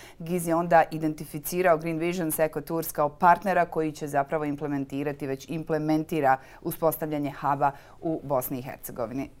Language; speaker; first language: Croatian; native; Croatian